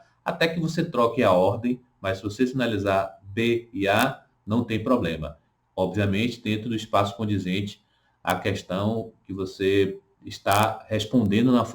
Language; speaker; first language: Portuguese; native; Portuguese